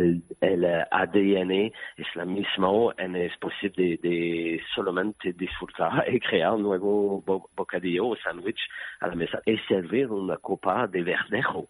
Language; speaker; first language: Spanish; non-native, learner; French